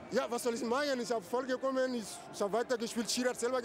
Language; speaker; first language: German; non-native, learner; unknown